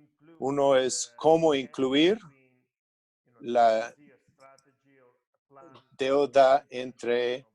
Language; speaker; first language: Spanish; non-native, fluent; English